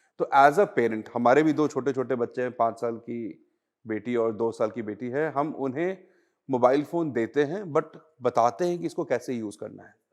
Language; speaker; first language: Hindi; native; Hindi